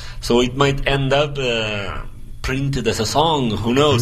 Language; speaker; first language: English; non-native, fluent; Spanish